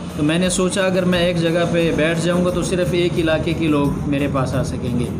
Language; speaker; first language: Urdu; non-native, local second language; Pashto